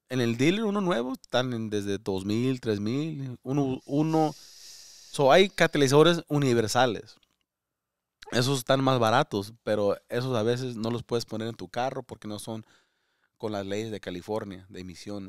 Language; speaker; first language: Spanish; early bilingual, other home language; English